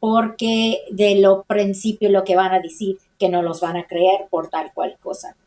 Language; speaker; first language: Spanish; early bilingual, heritage; Spanish